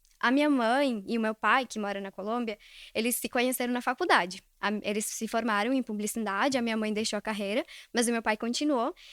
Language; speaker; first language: Portuguese; early bilingual, other home language; Spanish